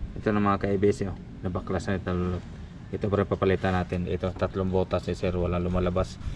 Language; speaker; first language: Filipino; non-native, local second language; Masbatenyo